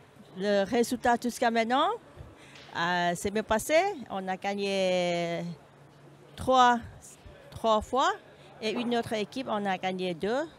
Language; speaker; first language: French; non-native, learner; Thai